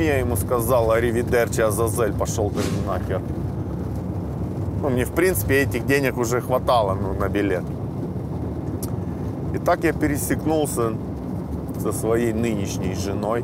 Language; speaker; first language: Russian; native; Russian